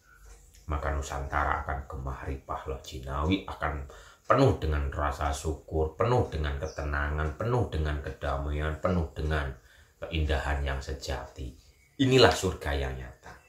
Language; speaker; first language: Indonesian; native; Indonesian